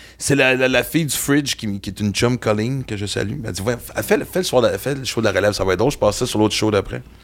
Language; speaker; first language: French; native; French